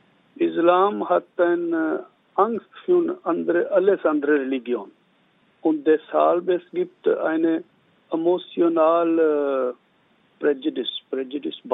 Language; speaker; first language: German; non-native, learner; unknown